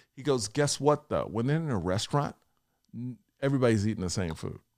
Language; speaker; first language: English; native; English